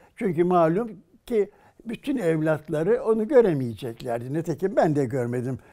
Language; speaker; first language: Turkish; native; Turkish